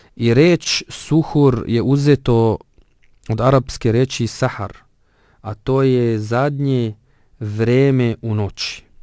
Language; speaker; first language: Bosnian; non-native, fluent; Arabic